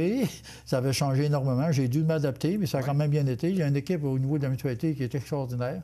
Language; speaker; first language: French; native; French